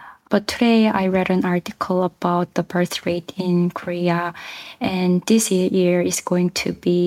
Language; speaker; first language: English; non-native, fluent; Korean